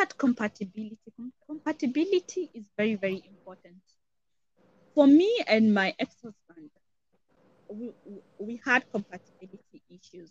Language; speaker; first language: English; non-native, local second language; Hausa